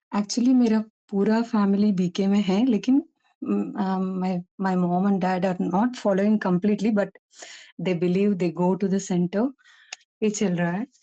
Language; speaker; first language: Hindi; non-native, local second language; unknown